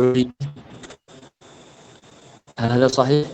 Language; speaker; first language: Arabic; non-native, fluent; Indonesian